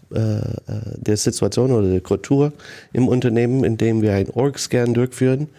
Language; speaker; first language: German; non-native, fluent; English